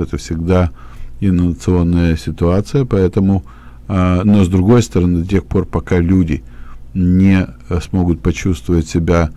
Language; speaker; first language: Russian; native; Russian